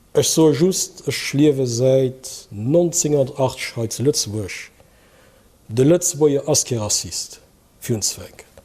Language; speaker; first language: Luxembourgish; early bilingual, other home language; Kabuverdianu